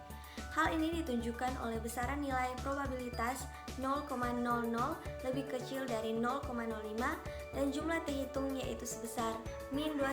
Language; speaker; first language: Indonesian; native; Indonesian